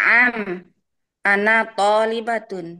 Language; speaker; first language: Arabic; non-native, learner; Indonesian